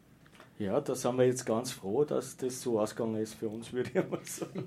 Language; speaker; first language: German; native; German